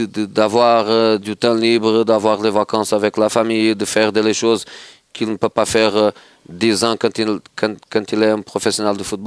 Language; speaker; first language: French; non-native, fluent; Portuguese